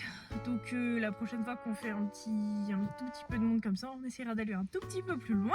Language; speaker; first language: French; native; French